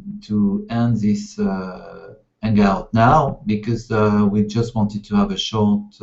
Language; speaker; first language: English; non-native, fluent; French